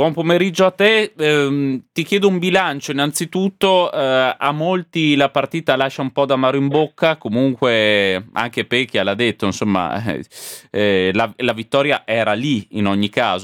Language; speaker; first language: Italian; native; Italian